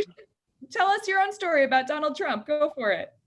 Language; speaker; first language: English; native; English